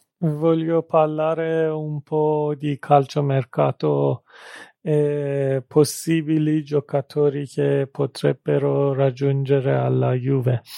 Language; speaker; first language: Italian; non-native, fluent; Persian